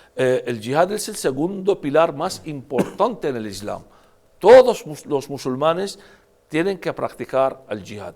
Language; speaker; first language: Spanish; non-native, fluent; Arabic